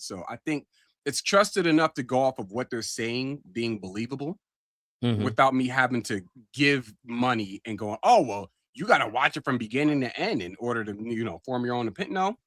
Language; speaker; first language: English; native; English